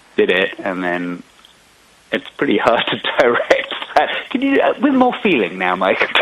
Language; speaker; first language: English; native; English